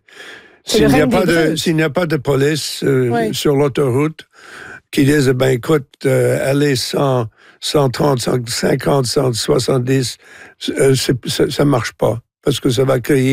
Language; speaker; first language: French; non-native, local second language; English